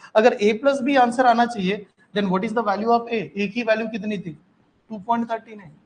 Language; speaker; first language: Hindi; non-native, local second language; Marathi